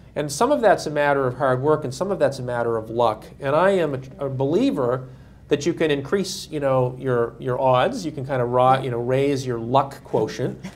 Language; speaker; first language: English; native; English